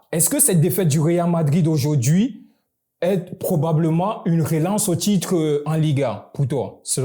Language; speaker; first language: French; native; French